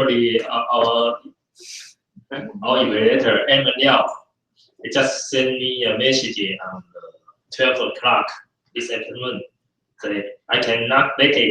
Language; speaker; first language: English; non-native, fluent; Chinese